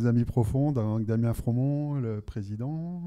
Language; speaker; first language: French; native; French